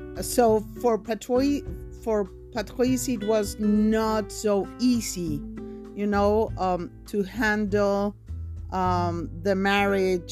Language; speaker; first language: English; non-native, fluent; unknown